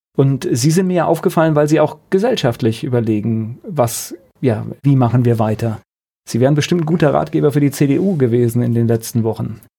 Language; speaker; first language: German; native; German